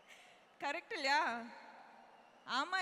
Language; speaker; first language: Tamil; non-native, local second language; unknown